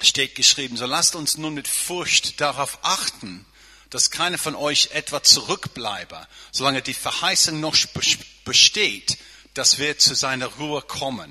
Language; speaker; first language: German; non-native, fluent; English